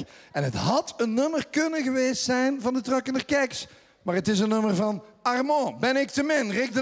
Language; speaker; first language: Dutch; native; Dutch